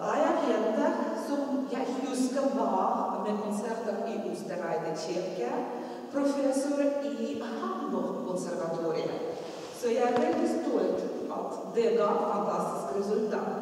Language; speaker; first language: Norwegian; non-native, learner; Russian